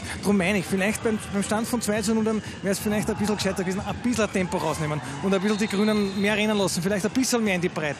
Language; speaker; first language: German; native; German